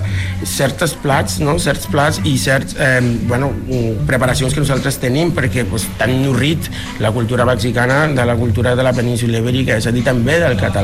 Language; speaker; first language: Catalan; non-native, fluent; Spanish